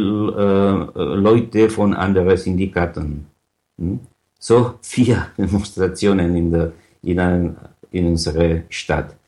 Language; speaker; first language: German; non-native, learner; Catalan